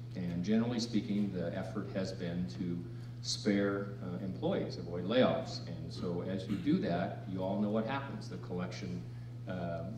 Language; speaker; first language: English; native; English